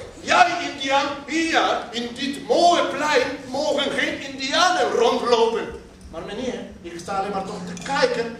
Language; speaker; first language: Dutch; non-native, fluent; Spanish